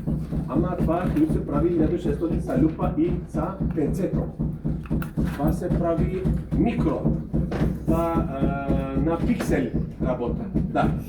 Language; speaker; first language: Bulgarian; non-native, learner; Serbian